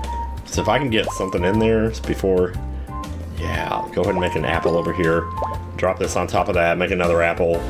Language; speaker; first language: English; native; English